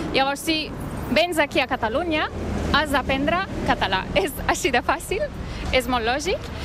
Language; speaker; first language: Catalan; non-native, fluent; Turkish